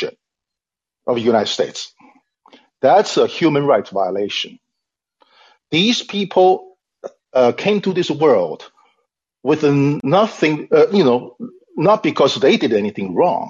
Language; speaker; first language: English; non-native, fluent; Chinese